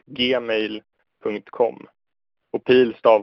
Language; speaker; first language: Swedish; native; Swedish